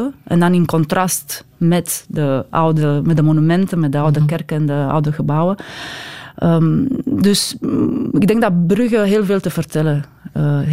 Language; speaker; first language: Dutch; non-native, fluent; Romanian